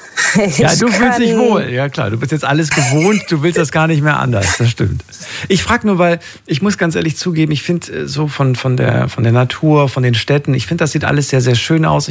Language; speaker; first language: German; non-native, learner; Portuguese